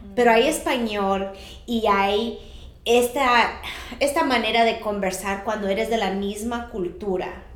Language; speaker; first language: Spanish; early bilingual, heritage; Spanish